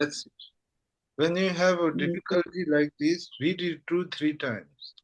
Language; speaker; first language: English; non-native, fluent; Tibetan